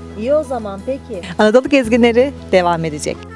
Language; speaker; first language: Turkish; native; Turkish